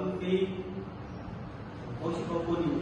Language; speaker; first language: Korean; non-native, learner; Khmer